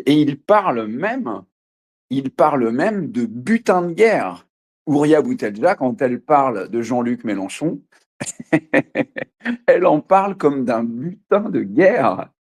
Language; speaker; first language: French; native; French